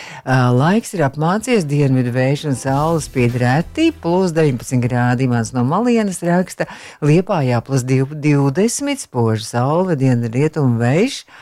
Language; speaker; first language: Latvian; native; Latvian